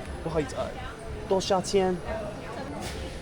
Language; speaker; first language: Chinese; non-native, learner; English